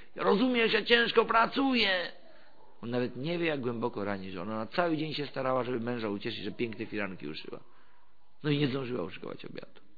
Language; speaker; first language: Polish; native; Polish